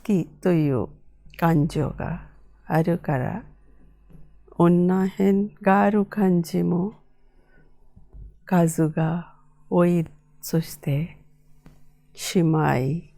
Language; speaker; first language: Japanese; non-native, fluent; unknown